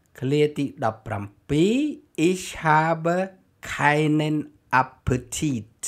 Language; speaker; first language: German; non-native, learner; Khmer